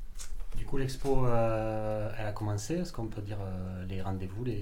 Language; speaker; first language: French; native; French